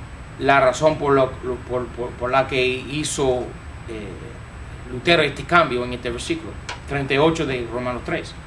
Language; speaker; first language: Spanish; non-native, fluent; English